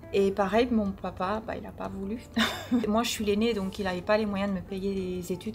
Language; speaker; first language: French; early bilingual, other home language; Portuguese